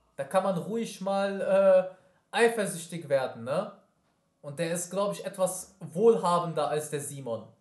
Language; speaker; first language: German; early bilingual, other home language; Arabic